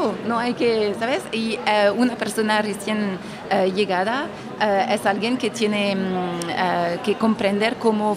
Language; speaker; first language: Spanish; non-native, fluent; French